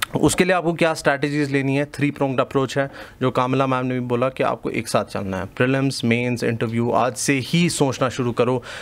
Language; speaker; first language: Hindi; non-native, local second language; Kashmiri